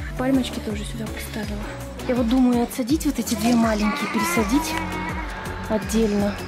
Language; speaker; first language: Russian; native; Russian